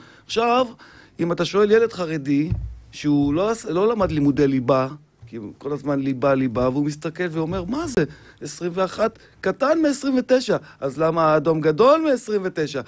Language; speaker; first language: Hebrew; native; Hebrew